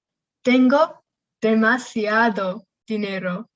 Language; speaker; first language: Spanish; non-native, fluent; English